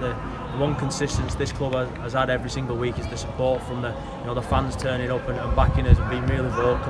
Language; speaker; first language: English; native; English